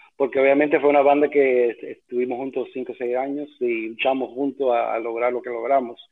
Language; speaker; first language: Spanish; early bilingual, heritage; Spanish